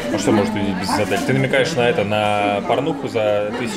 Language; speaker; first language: Russian; native; Russian